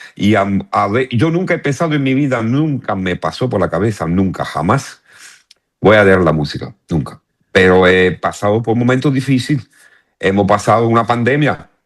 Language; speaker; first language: Spanish; non-native, fluent; Italian